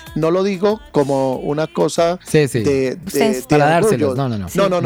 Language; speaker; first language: Spanish; native; Spanish